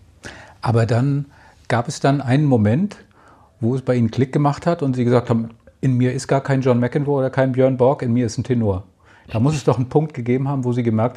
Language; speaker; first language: German; native; German